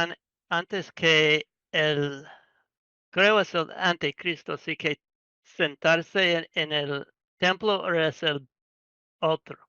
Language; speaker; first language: Spanish; non-native, learner; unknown